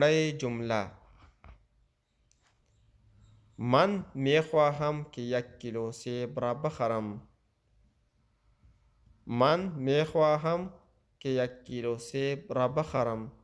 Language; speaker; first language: Persian; non-native, local second language; Pashto